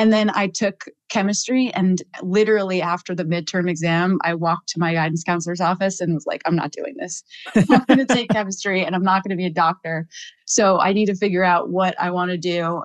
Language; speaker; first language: English; native; English